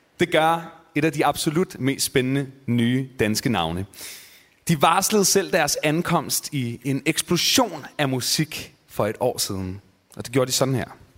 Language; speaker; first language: Danish; native; Danish